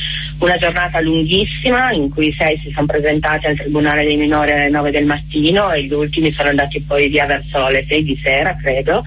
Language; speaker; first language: Italian; native; Italian